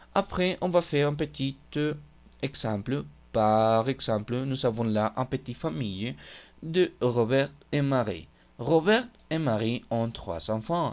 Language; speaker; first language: French; non-native, fluent; Spanish